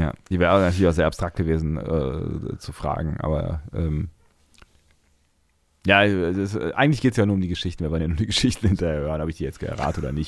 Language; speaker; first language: German; native; German